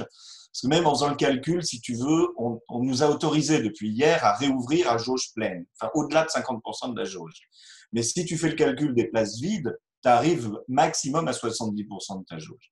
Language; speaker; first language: French; native; French